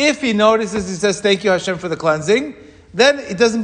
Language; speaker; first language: English; native; English